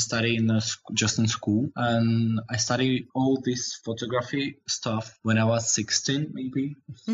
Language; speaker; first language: English; non-native, learner; Russian